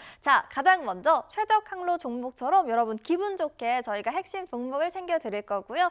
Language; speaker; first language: Korean; native; Korean